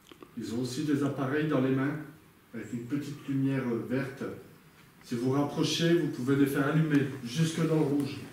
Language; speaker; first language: French; native; French